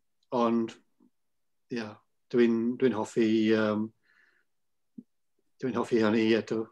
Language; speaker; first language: Welsh; non-native, learner; English